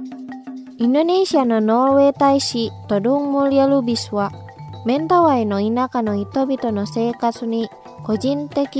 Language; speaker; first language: Japanese; non-native, fluent; Indonesian